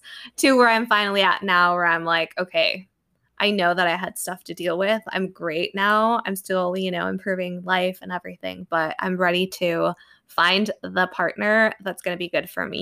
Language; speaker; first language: English; native; English